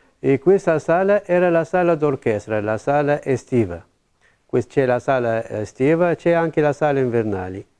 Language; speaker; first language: Italian; non-native, local second language; Arabic